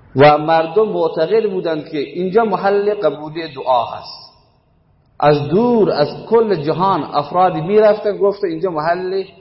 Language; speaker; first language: Persian; non-native, local second language; Baluchi